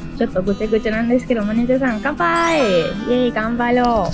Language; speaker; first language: Japanese; non-native, fluent; Italian